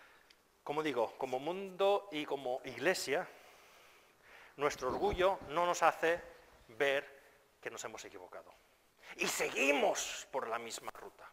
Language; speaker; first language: Spanish; non-native, fluent; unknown